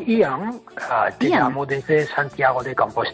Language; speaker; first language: Spanish; non-native, fluent; English